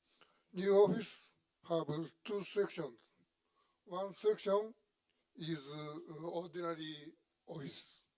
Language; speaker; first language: English; non-native, learner; Japanese